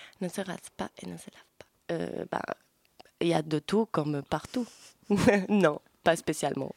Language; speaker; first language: French; non-native, fluent; Spanish